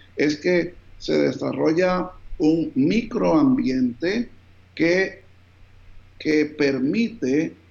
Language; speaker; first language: Spanish; early bilingual, heritage; Spanish